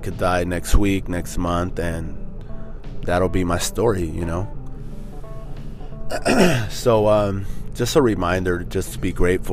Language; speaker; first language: English; native; English